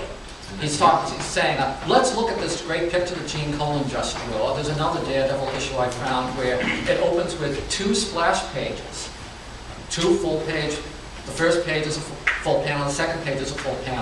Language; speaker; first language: English; native; English